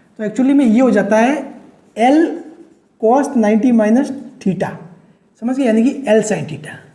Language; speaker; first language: Hindi; native; Hindi